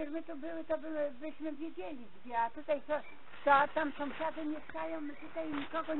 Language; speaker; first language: Polish; native; Polish